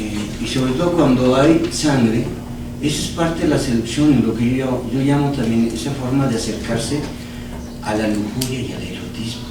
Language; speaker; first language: Spanish; native; Spanish